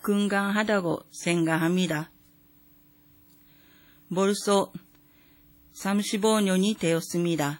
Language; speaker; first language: Korean; non-native, learner; Japanese